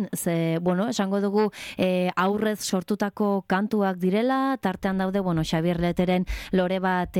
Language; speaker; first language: Basque; native; Basque